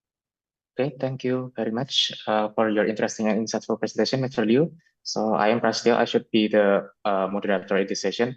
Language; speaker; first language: English; non-native, fluent; Indonesian